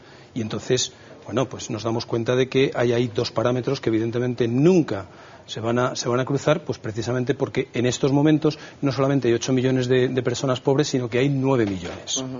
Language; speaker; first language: Spanish; native; Spanish